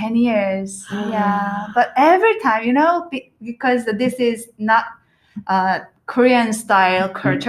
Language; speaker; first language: English; non-native, learner; Korean